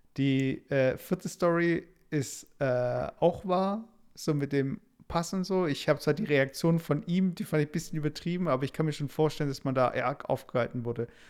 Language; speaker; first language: German; native; German